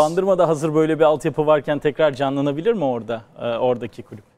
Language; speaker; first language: Turkish; native; Turkish